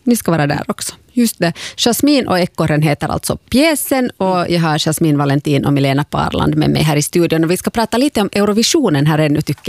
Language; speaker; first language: Swedish; native; Swedish